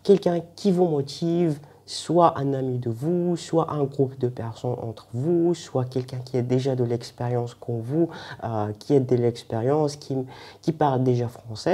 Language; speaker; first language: French; non-native, fluent; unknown